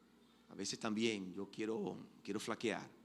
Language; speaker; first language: Spanish; native; Spanish